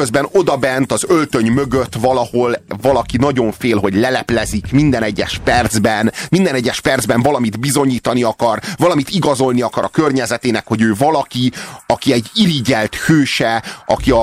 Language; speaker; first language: Hungarian; native; Hungarian